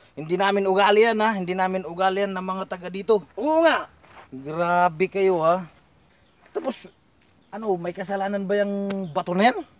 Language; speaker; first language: Filipino; non-native, local second language; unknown